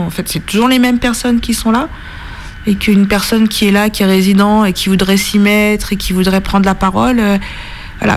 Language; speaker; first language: French; native; French